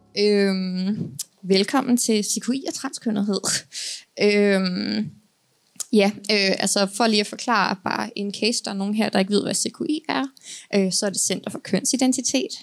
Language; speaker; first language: Danish; native; Danish